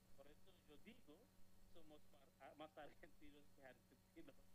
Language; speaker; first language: Spanish; non-native, learner; Bangla